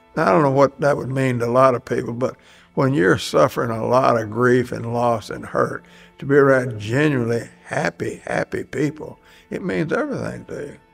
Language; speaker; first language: English; native; English